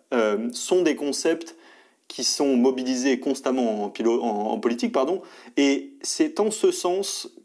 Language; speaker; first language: French; native; French